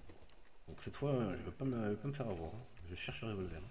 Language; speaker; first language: French; native; French